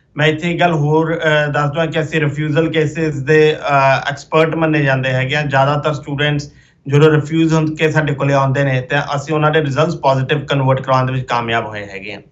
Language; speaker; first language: Punjabi; early bilingual, heritage; Punjabi